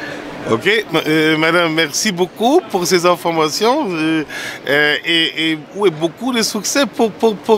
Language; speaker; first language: French; non-native, fluent; German